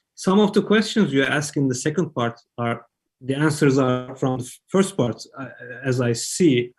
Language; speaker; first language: English; non-native, fluent; Turkish